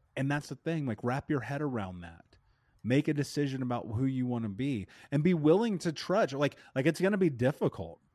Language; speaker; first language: English; native; English